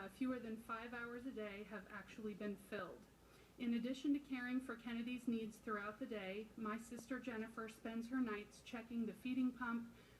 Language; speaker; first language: English; native; English